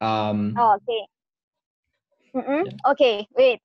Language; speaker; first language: English; non-native, learner; Indonesian